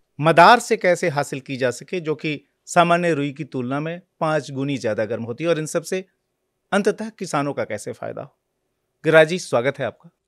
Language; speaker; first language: Hindi; native; Hindi